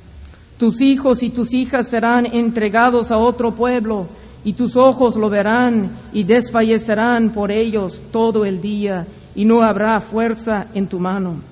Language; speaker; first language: Spanish; non-native, fluent; English